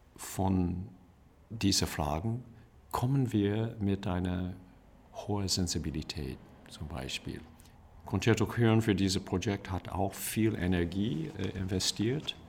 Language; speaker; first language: German; non-native, learner; English